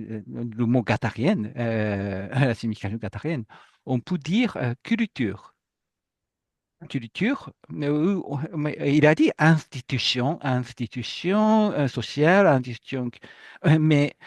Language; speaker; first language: French; non-native, fluent; Japanese